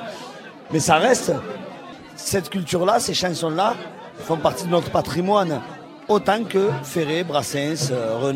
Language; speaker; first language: French; native; French